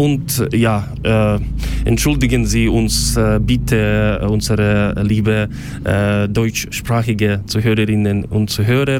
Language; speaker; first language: German; non-native, learner; Ukrainian